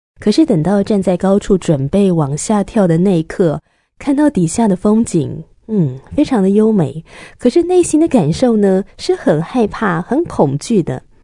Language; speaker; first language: Chinese; native; Chinese